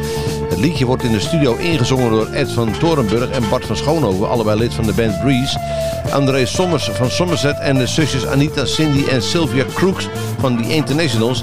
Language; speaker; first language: Dutch; native; Dutch